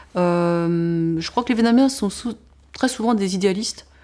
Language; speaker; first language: French; native; French